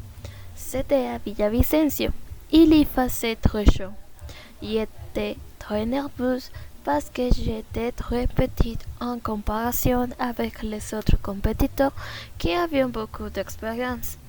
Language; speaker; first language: French; non-native, learner; Spanish